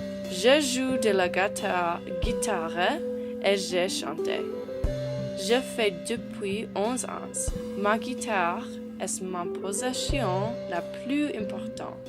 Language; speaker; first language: French; non-native, learner; English